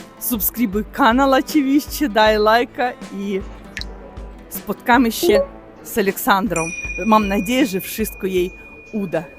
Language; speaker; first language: Polish; non-native, fluent; Russian